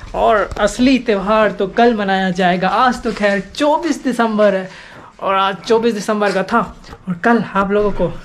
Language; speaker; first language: Hindi; native; Hindi